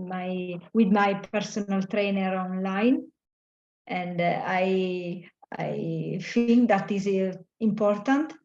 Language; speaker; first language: English; non-native, learner; Italian